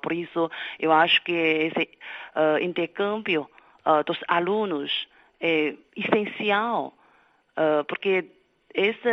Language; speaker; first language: Portuguese; non-native, fluent; Chinese